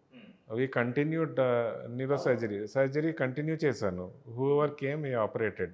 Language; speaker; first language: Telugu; non-native, learner; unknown